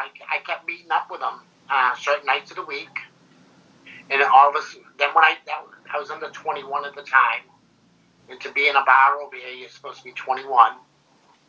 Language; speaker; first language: English; native; English